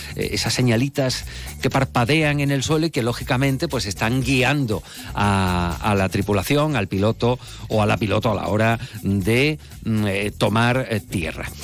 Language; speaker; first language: Spanish; native; Spanish